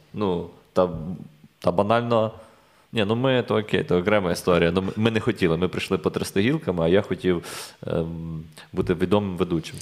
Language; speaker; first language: Ukrainian; native; Ukrainian